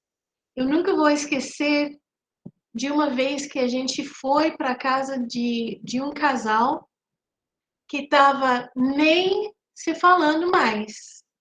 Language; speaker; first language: Portuguese; non-native, fluent; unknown